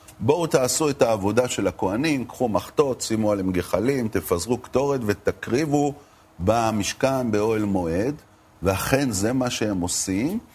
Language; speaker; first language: Hebrew; native; Hebrew